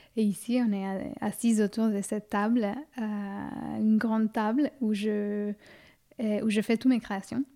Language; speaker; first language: French; non-native, fluent; Spanish